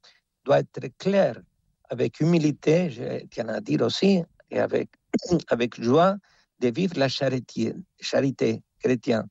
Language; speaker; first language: French; non-native, fluent; Spanish